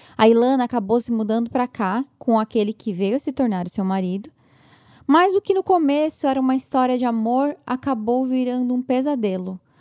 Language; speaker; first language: Portuguese; native; Portuguese